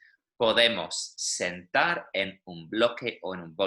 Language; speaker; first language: Spanish; non-native, fluent; English